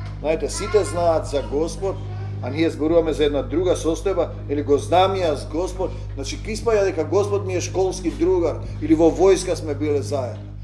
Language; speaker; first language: Macedonian; native; Macedonian